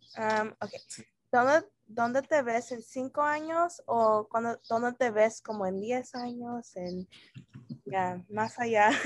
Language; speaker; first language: Spanish; early bilingual, heritage; Spanish